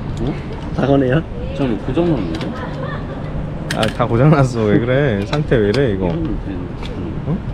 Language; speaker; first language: Korean; native; Korean